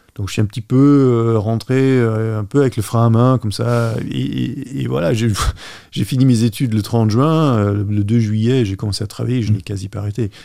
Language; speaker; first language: French; non-native, local second language; Luxembourgish